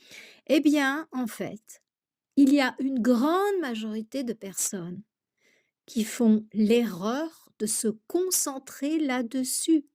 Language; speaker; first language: French; native; French